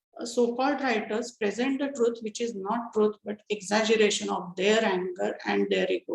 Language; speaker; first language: English; non-native, local second language; Marathi